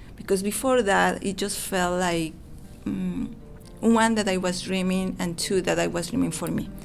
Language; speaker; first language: English; non-native, fluent; Spanish